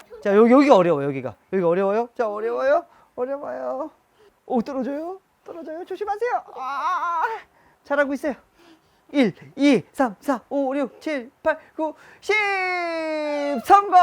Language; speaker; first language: Korean; native; Korean